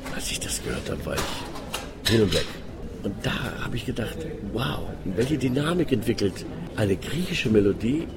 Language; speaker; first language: German; non-native, fluent; Greek